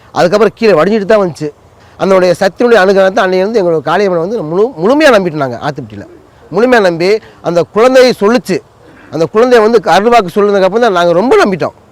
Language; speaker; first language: Tamil; native; Tamil